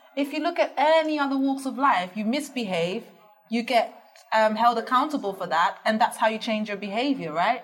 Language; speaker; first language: English; early bilingual, other home language; Dutch